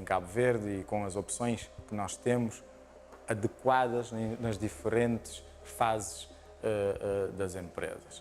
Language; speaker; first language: Portuguese; non-native, local second language; Kabuverdianu